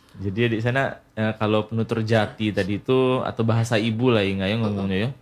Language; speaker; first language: Indonesian; native; Indonesian